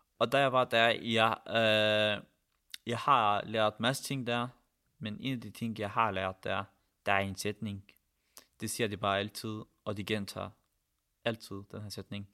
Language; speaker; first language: Danish; non-native, fluent; Arabic